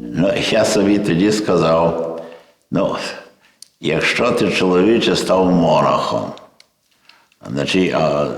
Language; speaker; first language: Ukrainian; native; Ukrainian